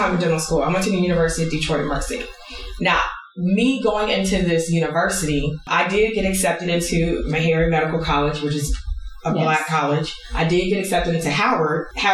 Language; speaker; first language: English; native; English